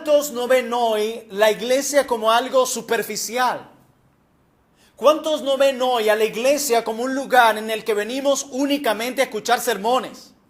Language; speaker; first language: Spanish; native; Spanish